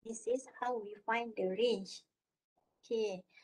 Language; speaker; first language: English; non-native, local second language; Malay